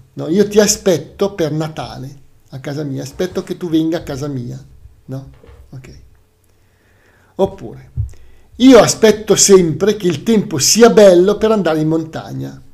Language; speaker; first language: Italian; native; Italian